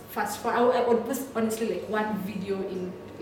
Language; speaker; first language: English; non-native, local second language; Swahili